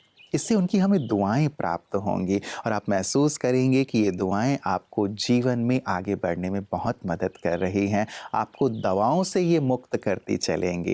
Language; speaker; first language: Hindi; native; Hindi